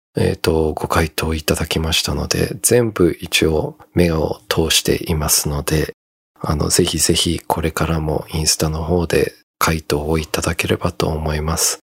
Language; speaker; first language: Japanese; native; Japanese